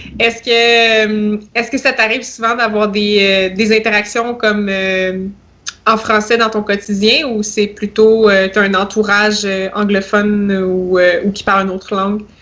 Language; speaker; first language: French; native; French